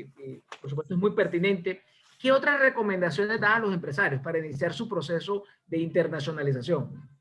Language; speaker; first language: Spanish; native; Spanish